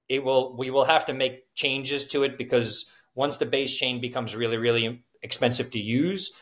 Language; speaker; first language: English; native; English